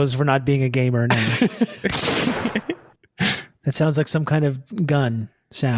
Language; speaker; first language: English; native; English